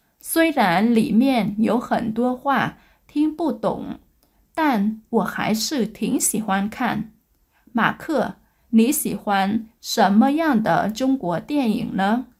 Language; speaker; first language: Chinese; non-native, learner; Vietnamese